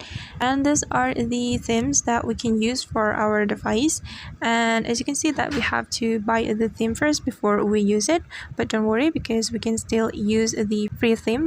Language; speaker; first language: English; non-native, fluent; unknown